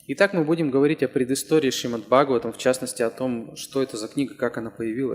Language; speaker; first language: Russian; native; Russian